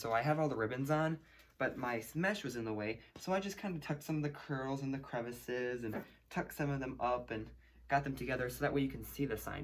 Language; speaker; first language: English; native; English